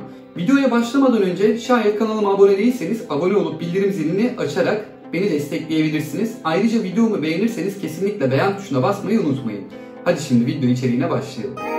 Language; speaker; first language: Turkish; native; Turkish